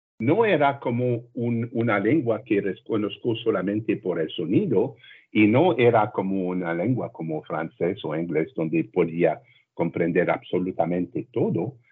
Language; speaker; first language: Spanish; non-native, learner; French